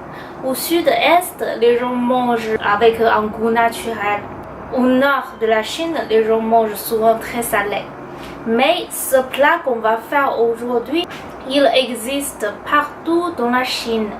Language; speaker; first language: French; non-native, fluent; Chinese